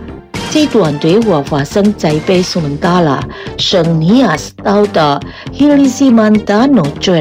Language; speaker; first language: Chinese; early bilingual, heritage; Chinese